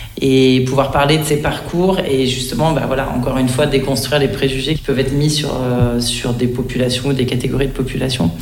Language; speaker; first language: French; native; French